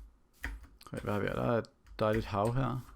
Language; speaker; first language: Danish; native; Danish